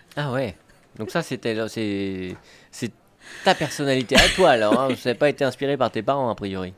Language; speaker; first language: French; native; French